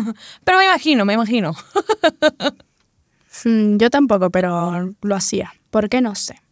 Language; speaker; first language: Spanish; native; Spanish